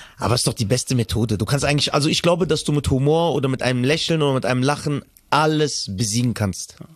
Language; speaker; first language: German; early bilingual, other home language; Arabic